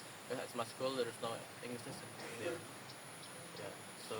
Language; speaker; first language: English; non-native, learner; Indonesian